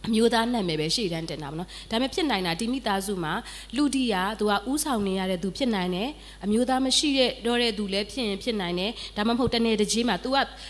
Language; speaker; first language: Burmese; non-native, local second language; S'gaw Karen